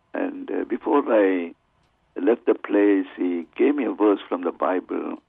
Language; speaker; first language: English; non-native, local second language; Tamil